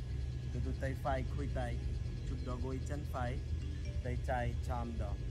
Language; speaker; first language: Vietnamese; non-native, learner; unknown